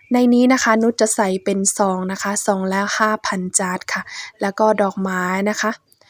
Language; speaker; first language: Thai; non-native, local second language; Shan